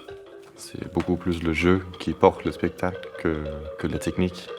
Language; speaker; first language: French; non-native, fluent; Danish